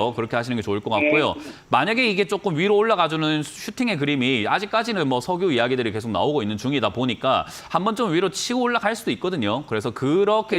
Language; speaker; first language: Korean; native; Korean